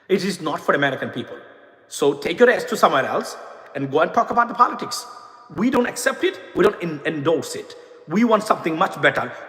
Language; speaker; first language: English; non-native, local second language; Bangla